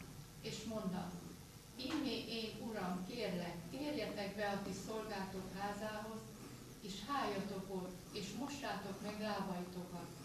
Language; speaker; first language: Hungarian; native; Hungarian